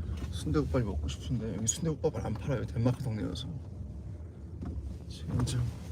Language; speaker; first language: Korean; native; Korean